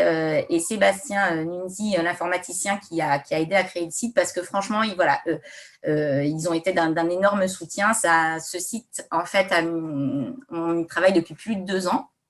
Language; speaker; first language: French; native; French